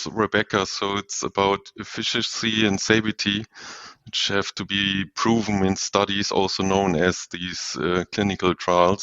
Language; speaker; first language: English; non-native, fluent; German